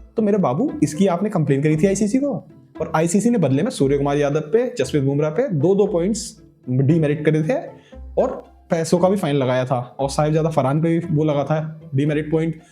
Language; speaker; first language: Hindi; native; Hindi